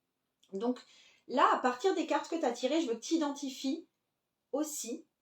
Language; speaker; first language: French; native; French